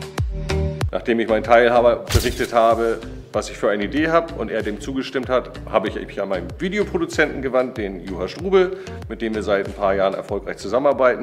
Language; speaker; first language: German; native; German